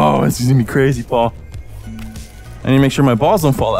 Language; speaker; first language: English; native; English